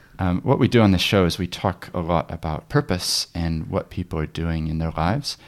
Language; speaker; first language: English; native; English